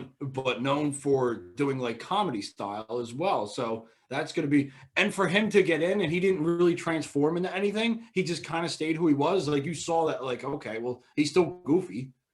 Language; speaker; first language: English; native; English